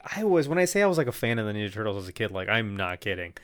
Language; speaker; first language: English; non-native, fluent; Spanish